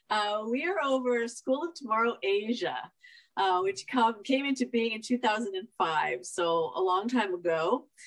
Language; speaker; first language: English; native; English